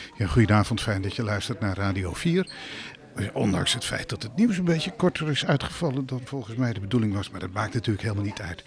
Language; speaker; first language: Dutch; native; Dutch